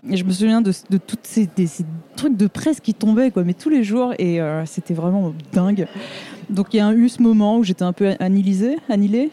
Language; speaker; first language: French; native; French